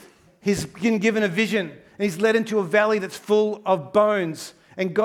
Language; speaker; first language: English; native; English